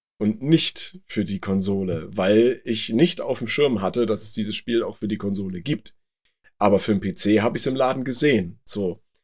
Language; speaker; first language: German; native; German